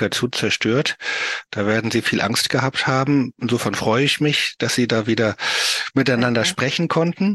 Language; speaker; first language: German; native; German